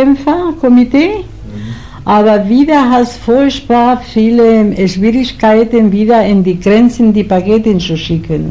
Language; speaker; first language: German; non-native, learner; Spanish